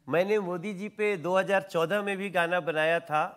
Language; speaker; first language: Hindi; native; Hindi